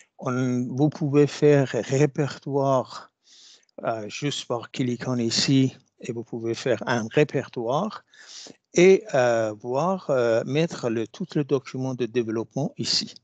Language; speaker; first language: French; non-native, fluent; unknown